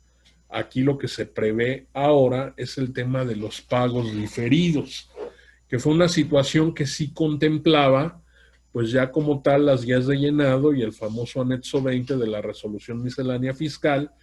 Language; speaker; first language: Spanish; native; Spanish